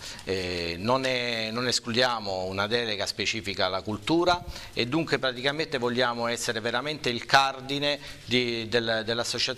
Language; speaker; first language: Italian; native; Italian